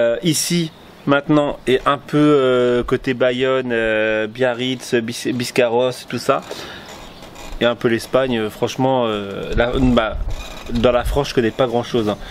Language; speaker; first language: French; native; French